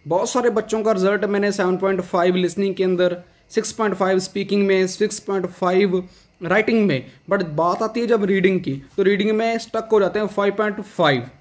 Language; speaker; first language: Hindi; non-native, local second language; Punjabi